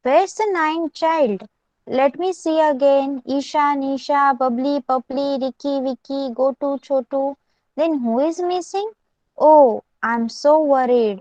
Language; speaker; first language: English; non-native, local second language; Marathi